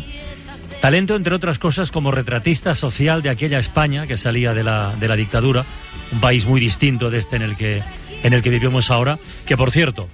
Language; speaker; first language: Spanish; native; Spanish